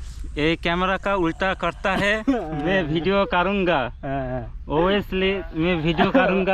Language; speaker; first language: Hindi; non-native, learner; Bangla